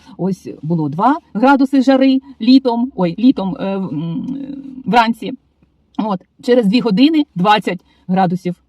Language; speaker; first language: Ukrainian; non-native, local second language; Russian